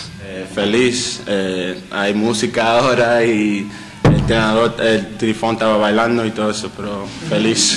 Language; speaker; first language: Spanish; non-native, fluent; English